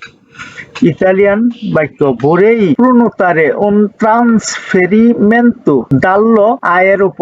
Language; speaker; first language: Italian; non-native, fluent; Bangla